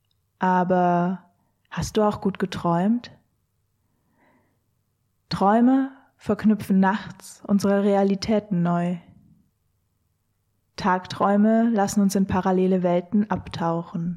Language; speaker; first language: German; native; German